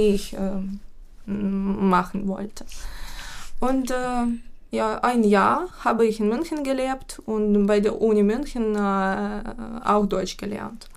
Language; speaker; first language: German; non-native, fluent; Ukrainian